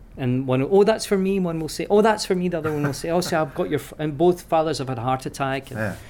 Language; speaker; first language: English; native; English